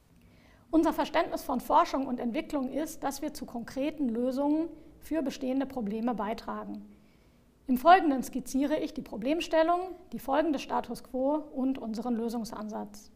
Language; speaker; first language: German; native; German